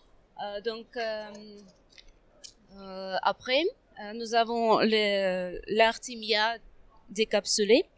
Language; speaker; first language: French; non-native, fluent; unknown